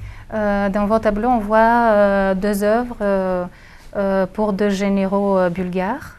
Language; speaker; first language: French; non-native, fluent; Bulgarian